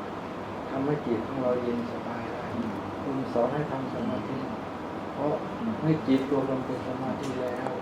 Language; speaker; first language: Thai; native; Thai